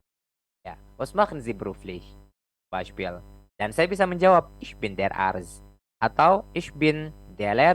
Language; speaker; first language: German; non-native, fluent; Indonesian